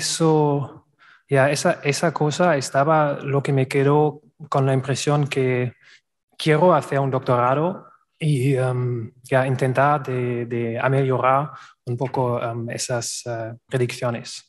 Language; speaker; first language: Spanish; non-native, learner; German